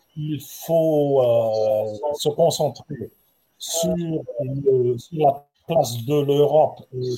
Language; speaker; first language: French; non-native, fluent; German